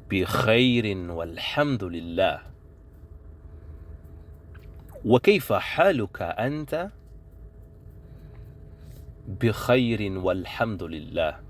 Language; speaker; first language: Arabic; non-native, fluent; Indonesian